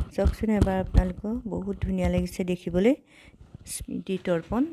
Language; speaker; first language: Assamese; native; Assamese